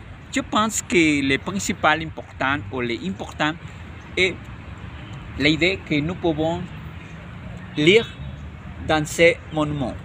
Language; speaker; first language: French; non-native, learner; Spanish